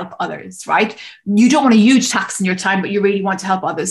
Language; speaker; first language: English; native; English